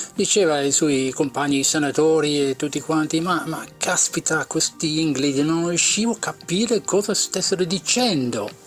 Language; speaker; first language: Italian; non-native, fluent; English